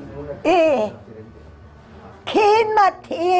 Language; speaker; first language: Italian; non-native, fluent; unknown